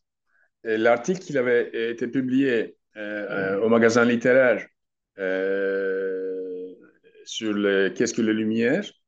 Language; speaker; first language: French; non-native, fluent; Turkish